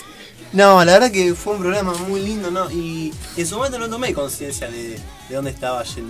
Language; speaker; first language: Spanish; native; Spanish